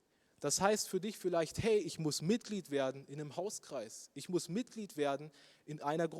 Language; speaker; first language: German; native; German